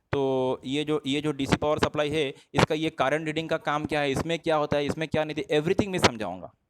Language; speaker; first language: Hindi; non-native, local second language; Assamese